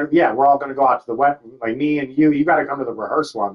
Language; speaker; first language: English; native; English